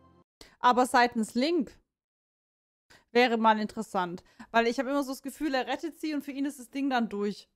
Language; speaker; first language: German; native; German